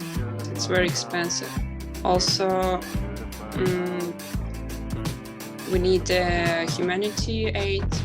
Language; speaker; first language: English; non-native, learner; Ukrainian